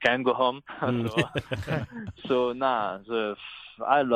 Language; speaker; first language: English; non-native, fluent; French